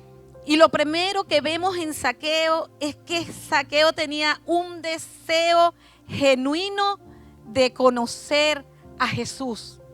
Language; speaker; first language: Spanish; native; Spanish